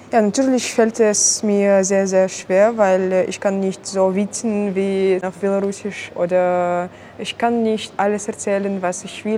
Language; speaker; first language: German; non-native, learner; Belarusian